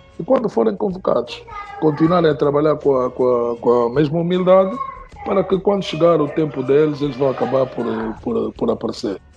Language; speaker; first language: Portuguese; native; Portuguese